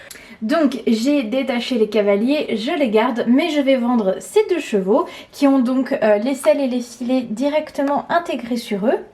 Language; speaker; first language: French; native; French